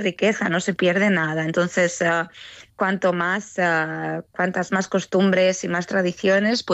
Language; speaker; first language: Spanish; native; Spanish